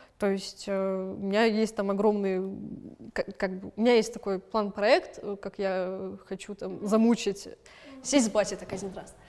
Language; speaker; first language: Russian; native; Russian